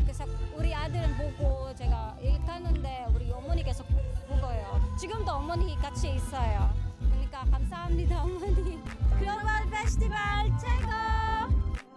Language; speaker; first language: Korean; non-native, learner; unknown